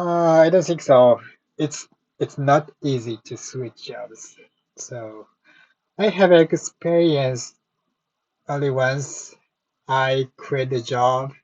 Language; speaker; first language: English; non-native, learner; Japanese